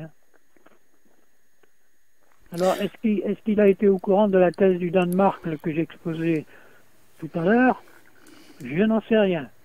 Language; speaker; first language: French; native; French